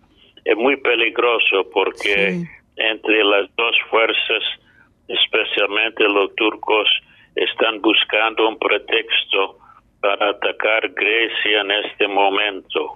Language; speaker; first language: Spanish; non-native, fluent; English